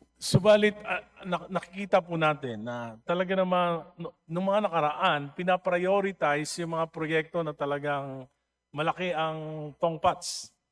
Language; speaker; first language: Filipino; native; Filipino